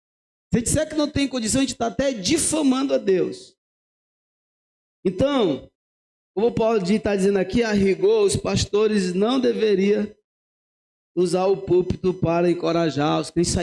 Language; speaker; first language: Portuguese; native; Portuguese